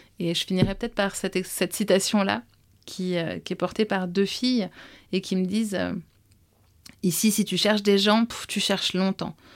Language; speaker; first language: French; native; French